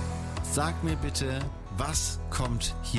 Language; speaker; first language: German; native; German